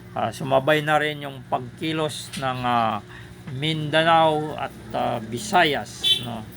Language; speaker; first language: Filipino; native; Filipino